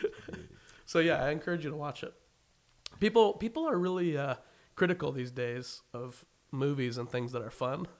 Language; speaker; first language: English; native; English